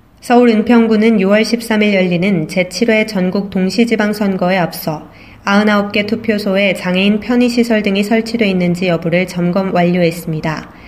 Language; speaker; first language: Korean; native; Korean